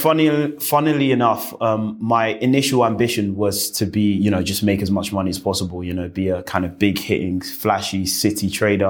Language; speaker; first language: English; native; English